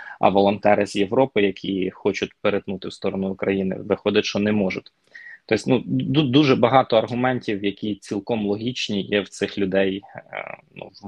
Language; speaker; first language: Ukrainian; native; Ukrainian